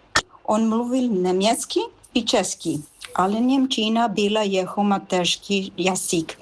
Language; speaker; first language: Czech; early bilingual, heritage; Spanish